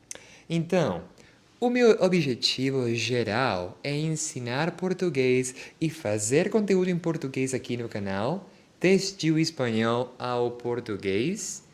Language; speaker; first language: Portuguese; non-native, fluent; Spanish